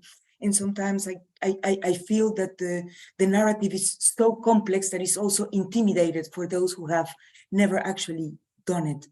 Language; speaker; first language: English; non-native, fluent; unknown